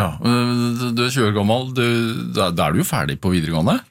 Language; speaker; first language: Norwegian; native; Norwegian